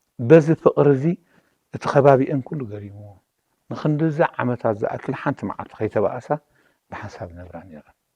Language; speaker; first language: Tigrinya; native; Tigrinya